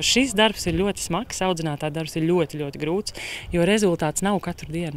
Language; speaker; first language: Latvian; native; Latvian